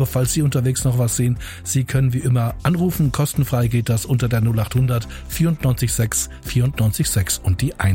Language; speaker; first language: German; native; German